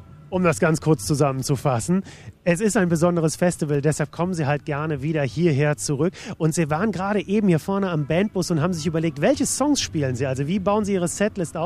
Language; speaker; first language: German; native; German